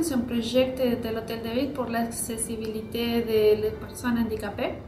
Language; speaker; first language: French; non-native, learner; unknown